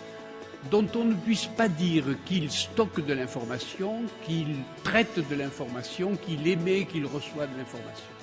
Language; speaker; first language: French; native; French